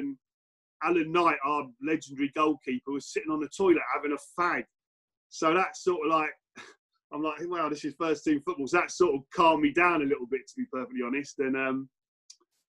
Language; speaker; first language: English; native; English